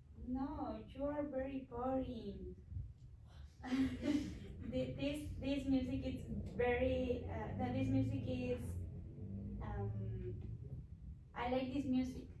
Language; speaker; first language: English; non-native, learner; Spanish